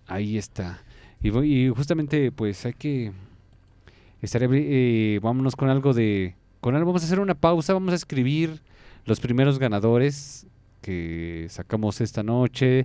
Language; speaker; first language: Spanish; native; Spanish